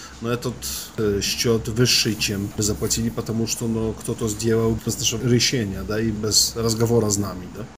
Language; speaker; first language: Russian; non-native, learner; Polish